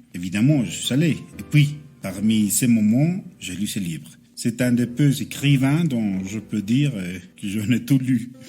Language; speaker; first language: French; non-native, fluent; Spanish